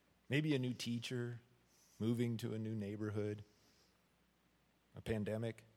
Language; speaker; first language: English; native; English